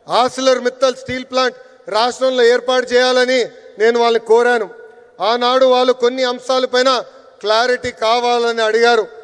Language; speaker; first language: Telugu; native; Telugu